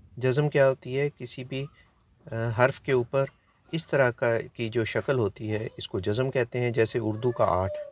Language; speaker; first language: Urdu; native; Urdu